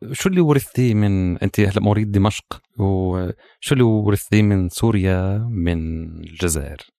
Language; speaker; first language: Arabic; native; Arabic